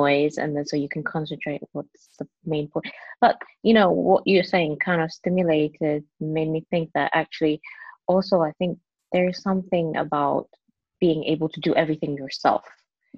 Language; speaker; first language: English; non-native, local second language; Cantonese